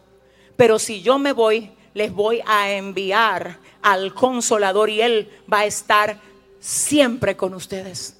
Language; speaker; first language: Spanish; native; Spanish